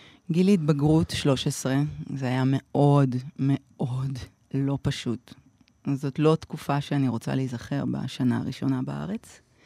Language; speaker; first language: Hebrew; non-native, fluent; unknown